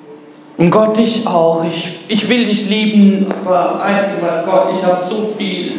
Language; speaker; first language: German; non-native, fluent; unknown